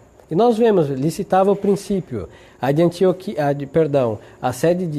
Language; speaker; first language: Portuguese; native; Portuguese